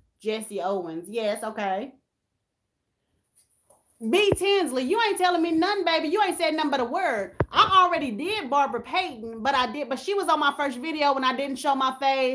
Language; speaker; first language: English; native; English